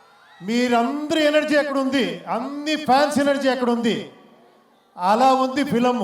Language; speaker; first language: Telugu; non-native, fluent; Kannada